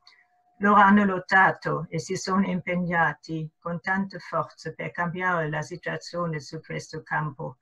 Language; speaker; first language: Italian; non-native, fluent; German